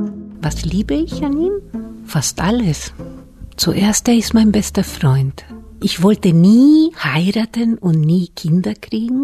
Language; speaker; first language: German; non-native, fluent; Spanish